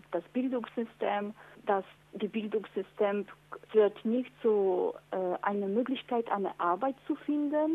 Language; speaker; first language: German; non-native, learner; Polish